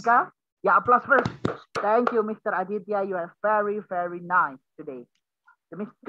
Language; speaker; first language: English; non-native, learner; Indonesian